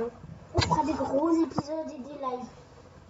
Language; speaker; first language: French; native; French